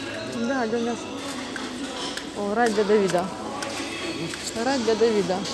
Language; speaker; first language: Russian; non-native, local second language; Ukrainian